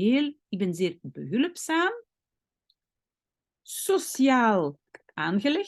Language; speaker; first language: Dutch; non-native, local second language; French